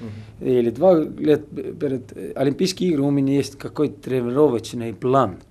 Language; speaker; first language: Russian; non-native, learner; Estonian